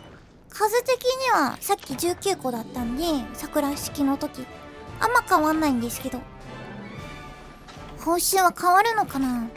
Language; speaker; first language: Japanese; native; Japanese